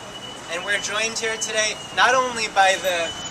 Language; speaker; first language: English; native; English